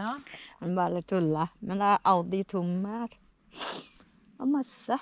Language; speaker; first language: Norwegian; non-native, learner; Thai